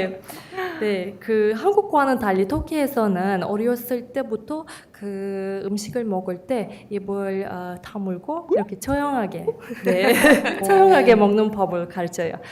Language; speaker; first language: Korean; non-native, fluent; Turkish